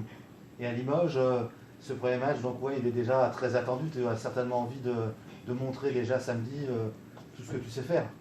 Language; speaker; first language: French; native; French